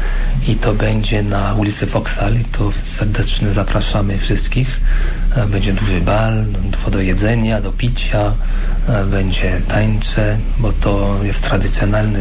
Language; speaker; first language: Polish; non-native, fluent; French